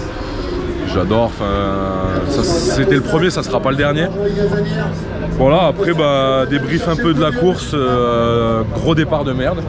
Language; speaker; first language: French; native; French